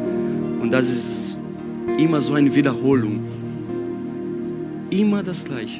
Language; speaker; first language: German; non-native, fluent; Portuguese